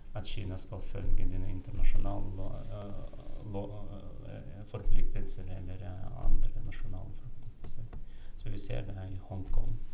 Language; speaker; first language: Norwegian; non-native, fluent; Uyghur